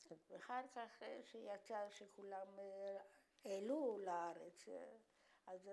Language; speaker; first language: Hebrew; non-native, fluent; Polish